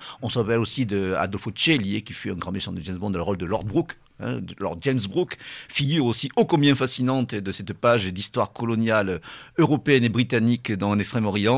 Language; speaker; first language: French; native; French